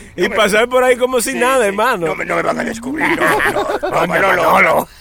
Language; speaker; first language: Spanish; early bilingual, heritage; Spanish